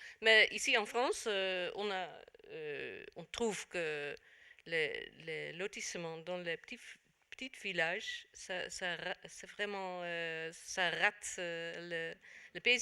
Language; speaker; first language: French; non-native, fluent; Dutch